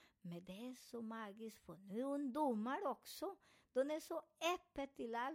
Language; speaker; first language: Swedish; non-native, fluent; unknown